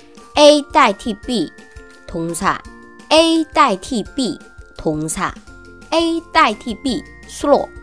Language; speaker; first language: Korean; non-native, fluent; Chinese